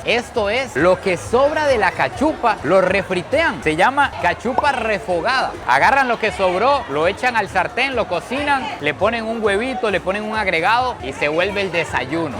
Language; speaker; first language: Spanish; native; Spanish